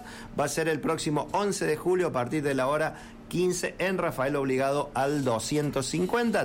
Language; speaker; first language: Spanish; native; Spanish